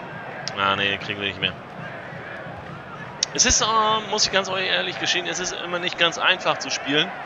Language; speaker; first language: German; native; German